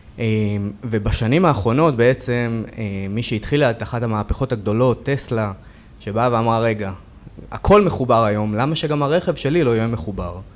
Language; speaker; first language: Hebrew; native; Hebrew